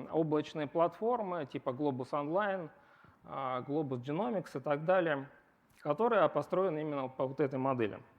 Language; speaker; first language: Russian; native; Russian